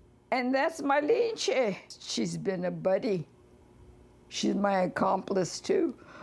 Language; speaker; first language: English; early bilingual, other home language; Spanish